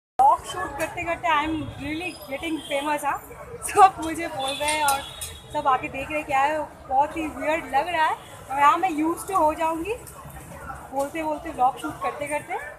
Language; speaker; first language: Hindi; non-native, local second language; Bangla